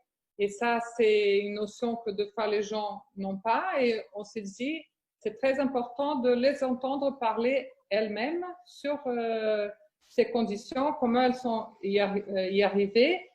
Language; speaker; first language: French; non-native, fluent; Portuguese